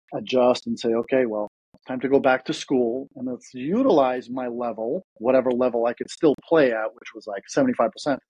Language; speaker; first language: English; early bilingual, other home language; Russian